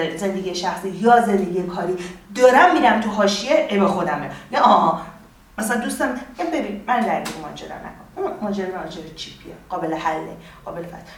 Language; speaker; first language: Persian; native; Persian